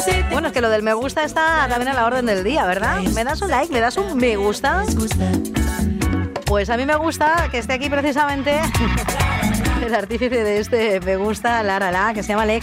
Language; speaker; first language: Spanish; native; Spanish